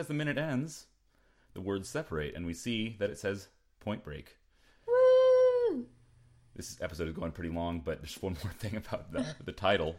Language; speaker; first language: English; native; English